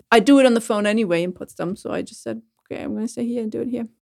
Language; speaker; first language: English; non-native, fluent; German